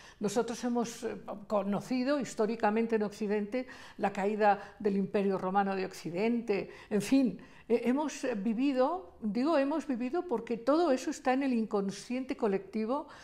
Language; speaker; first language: Spanish; native; Spanish